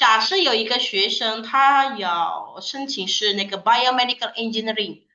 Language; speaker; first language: Chinese; non-native, fluent; Indonesian